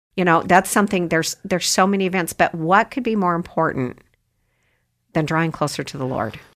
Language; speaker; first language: English; native; English